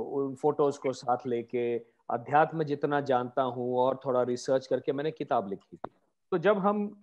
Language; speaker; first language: Hindi; non-native, local second language; Marathi